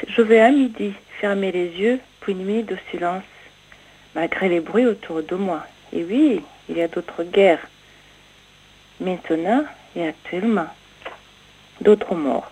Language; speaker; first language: French; non-native, local second language; Kinyarwanda